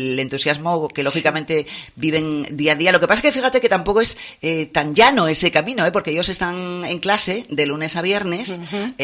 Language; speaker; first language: Spanish; native; Spanish